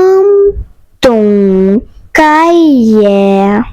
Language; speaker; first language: French; non-native, fluent; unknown